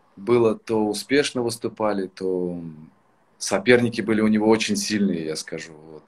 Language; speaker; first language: Russian; native; Russian